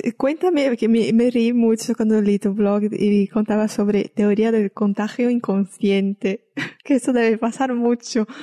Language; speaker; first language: Spanish; non-native, fluent; Portuguese